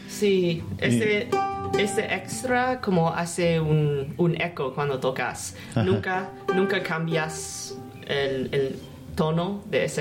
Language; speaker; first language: Spanish; non-native, learner; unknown